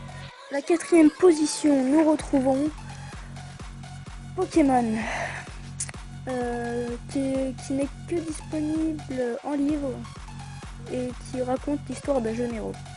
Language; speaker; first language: French; native; French